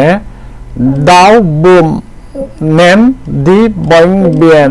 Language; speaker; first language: Vietnamese; non-native, learner; Korean